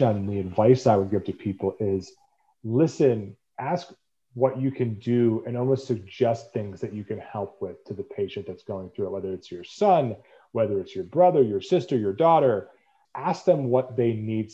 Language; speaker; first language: English; native; English